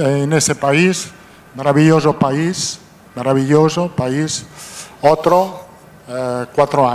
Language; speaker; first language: Portuguese; non-native, fluent; Italian